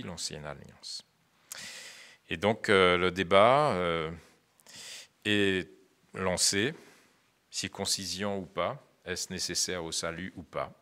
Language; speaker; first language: French; native; French